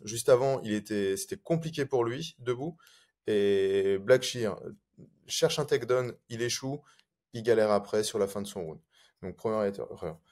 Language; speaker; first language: French; native; French